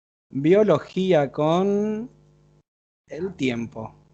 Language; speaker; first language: Spanish; native; Spanish